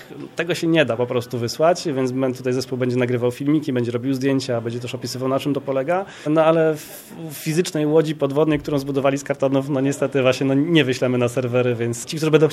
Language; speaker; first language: Polish; native; Polish